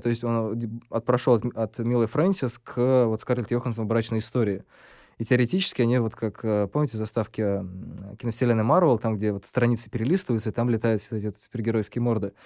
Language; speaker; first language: Russian; native; Russian